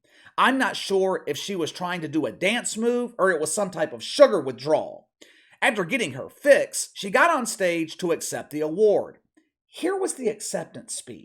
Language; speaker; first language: English; native; English